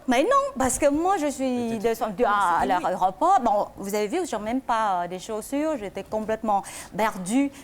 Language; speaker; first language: French; non-native, learner; Vietnamese